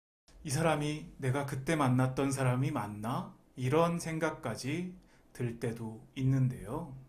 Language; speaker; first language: Korean; native; Korean